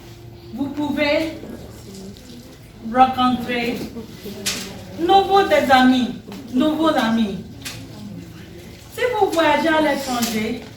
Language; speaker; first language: French; non-native, learner; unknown